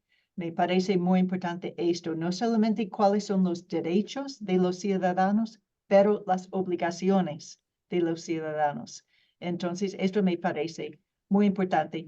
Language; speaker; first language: Spanish; non-native, fluent; English